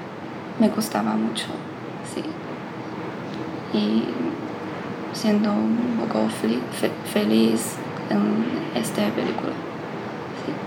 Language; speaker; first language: Spanish; non-native, learner; Chinese